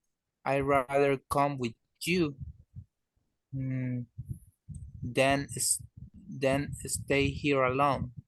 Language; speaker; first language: English; non-native, learner; Spanish